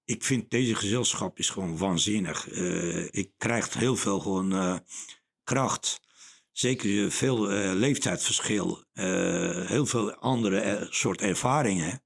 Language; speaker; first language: Dutch; non-native, learner; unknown